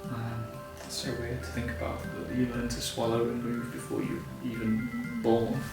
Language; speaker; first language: English; native; English